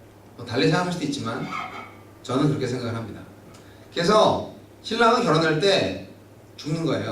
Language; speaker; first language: Korean; native; Korean